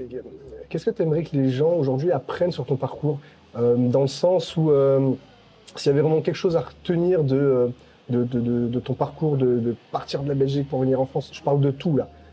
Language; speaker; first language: French; native; French